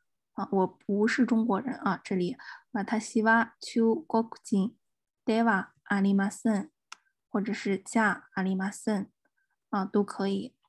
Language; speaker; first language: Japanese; non-native, fluent; Chinese